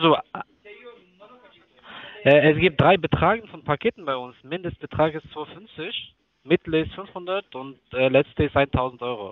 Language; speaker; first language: German; non-native, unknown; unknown